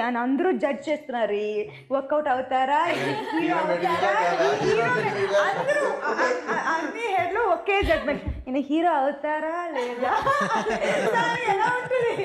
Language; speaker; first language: Telugu; non-native, fluent; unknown